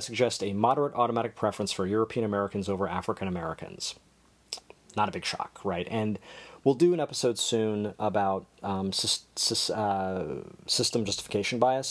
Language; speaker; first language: English; native; English